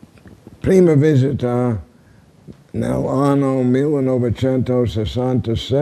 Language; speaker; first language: Italian; non-native, learner; English